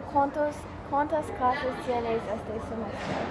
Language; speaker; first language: Spanish; non-native, learner; English